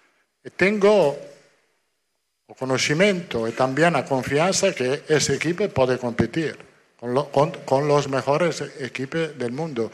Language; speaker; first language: Portuguese; non-native, fluent; Italian